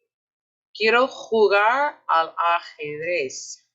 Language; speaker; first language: Spanish; non-native, fluent; English